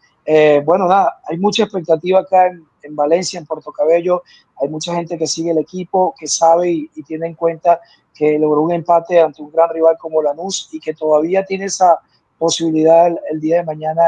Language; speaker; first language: Spanish; native; Spanish